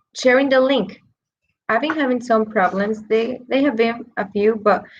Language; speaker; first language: English; non-native, fluent; Spanish